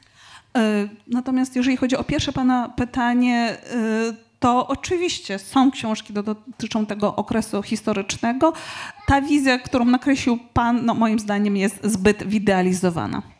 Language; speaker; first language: Ukrainian; non-native, fluent; Polish